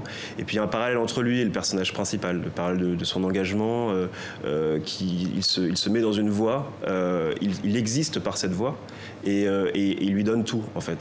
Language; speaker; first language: French; native; French